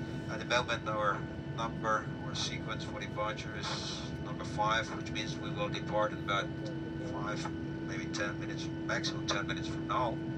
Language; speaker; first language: English; non-native, fluent; Czech